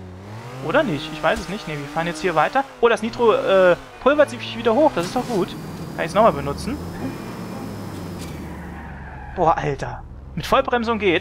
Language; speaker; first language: German; native; German